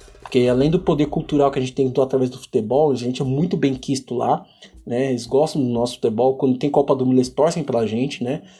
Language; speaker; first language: Portuguese; early bilingual, other home language; Igbo